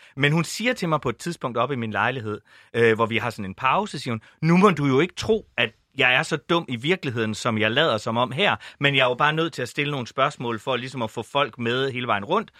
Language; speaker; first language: Danish; native; Danish